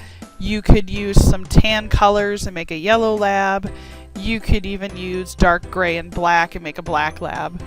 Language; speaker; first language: English; native; English